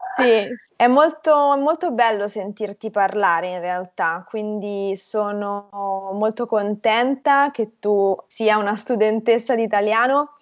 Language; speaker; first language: Italian; native; Italian